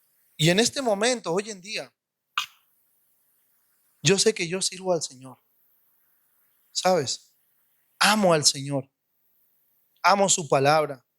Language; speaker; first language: Spanish; native; Spanish